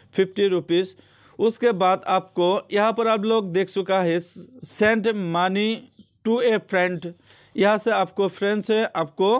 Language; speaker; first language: Hindi; non-native, local second language; Assamese